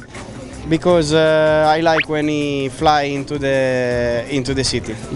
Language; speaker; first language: English; non-native, learner; Italian